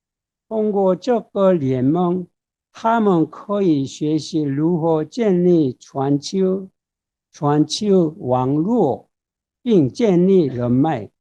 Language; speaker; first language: Chinese; non-native, fluent; Korean